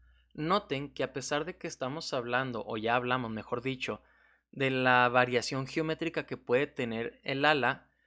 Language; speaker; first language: Spanish; native; Spanish